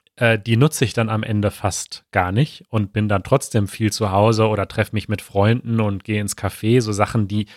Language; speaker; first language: German; native; German